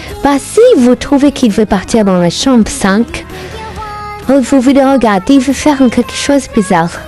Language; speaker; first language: French; non-native, learner; Arabic